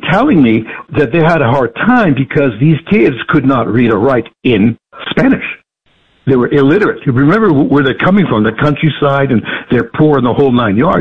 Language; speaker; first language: English; early bilingual, other home language; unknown